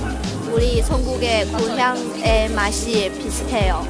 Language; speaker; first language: Korean; non-native, learner; Chinese